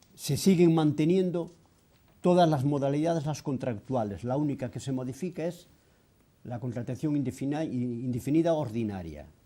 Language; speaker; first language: Spanish; native; Spanish